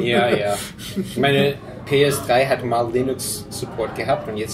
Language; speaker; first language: German; non-native, fluent; English